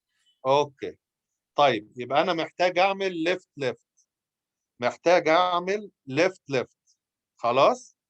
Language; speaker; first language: Arabic; native; Arabic